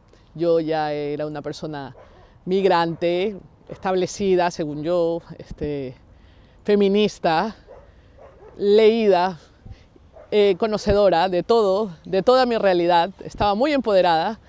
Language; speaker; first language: Spanish; native; Spanish